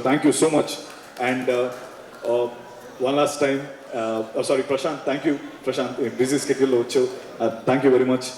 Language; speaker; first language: Telugu; native; Telugu